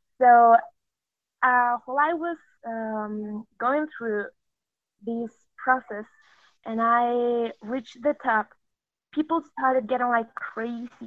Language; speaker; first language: English; non-native, fluent; Spanish